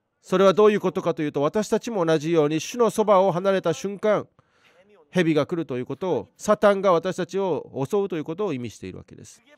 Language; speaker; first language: Japanese; non-native, fluent; Korean